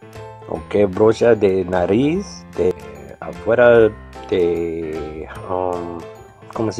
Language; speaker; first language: Spanish; non-native, learner; English